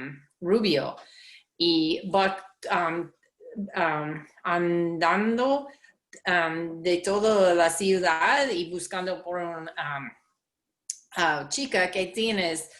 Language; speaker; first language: Spanish; non-native, learner; English